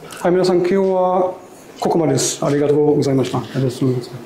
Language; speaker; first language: Japanese; non-native, learner; Arabic